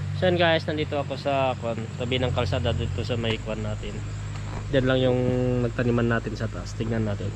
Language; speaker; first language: Filipino; non-native, local second language; Iloko